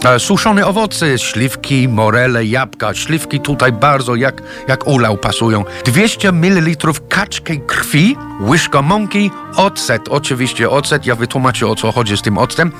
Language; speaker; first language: Polish; non-native, fluent; English